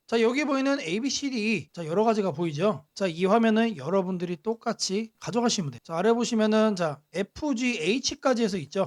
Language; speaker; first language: Korean; native; Korean